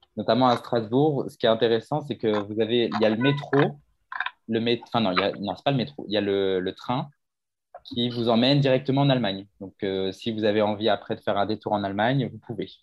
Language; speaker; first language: French; native; French